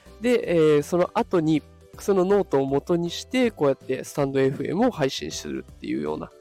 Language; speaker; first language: Japanese; native; Japanese